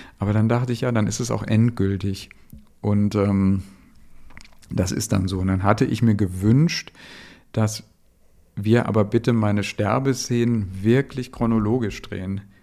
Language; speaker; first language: German; native; German